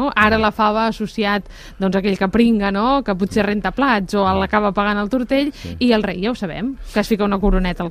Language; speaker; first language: Catalan; native; Catalan